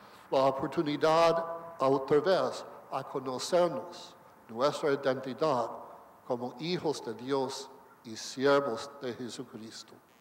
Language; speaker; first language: Spanish; non-native, fluent; English